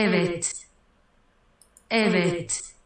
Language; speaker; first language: Turkish; non-native, learner; French